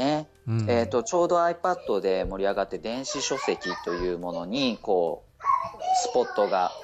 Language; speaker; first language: Japanese; native; Japanese